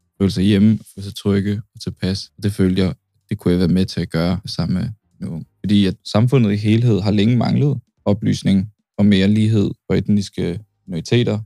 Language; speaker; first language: Danish; early bilingual, other home language; Kurdish